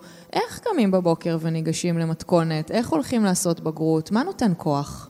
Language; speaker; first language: Hebrew; native; Hebrew